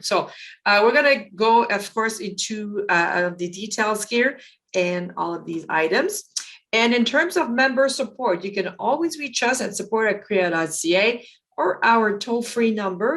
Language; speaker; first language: English; native; English